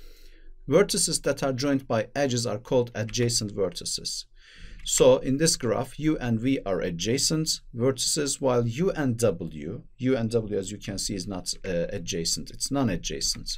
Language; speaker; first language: English; non-native, fluent; Turkish